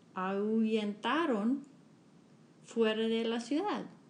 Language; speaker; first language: Spanish; non-native, learner; English